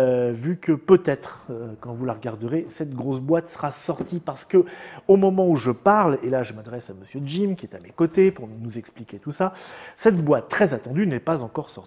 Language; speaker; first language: French; native; French